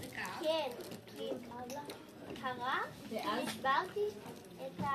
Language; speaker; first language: Hebrew; non-native, learner; Portuguese